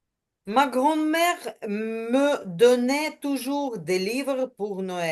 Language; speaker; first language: French; non-native, learner; Ukrainian